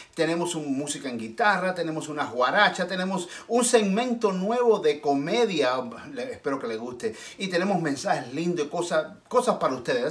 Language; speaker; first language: Spanish; native; Spanish